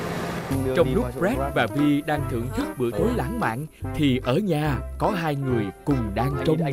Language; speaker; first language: Vietnamese; native; Vietnamese